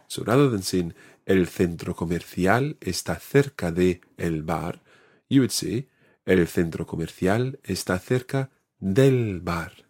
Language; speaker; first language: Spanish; non-native, fluent; English